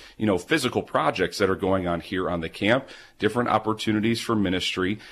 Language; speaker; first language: English; native; English